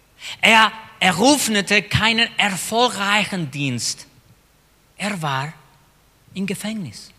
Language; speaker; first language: German; non-native, fluent; Spanish